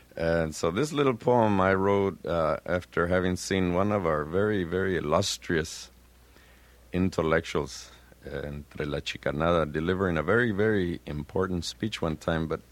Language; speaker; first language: English; early bilingual, other home language; Spanish